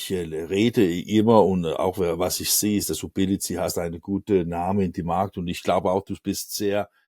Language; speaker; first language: German; non-native, learner; Danish